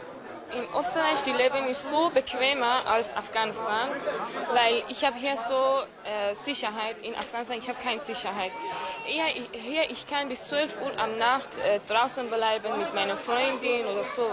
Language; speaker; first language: German; non-native, learner; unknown